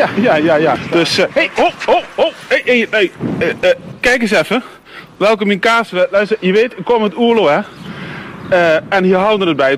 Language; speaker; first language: Dutch; native; Dutch